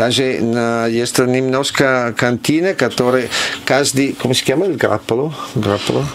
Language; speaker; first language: Russian; non-native, learner; Italian